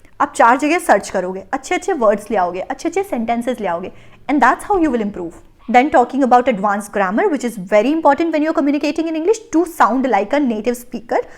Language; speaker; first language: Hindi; native; Hindi